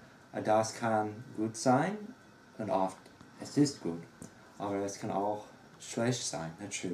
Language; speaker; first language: German; non-native, learner; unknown